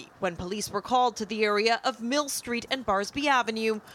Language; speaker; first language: English; non-native, fluent; Russian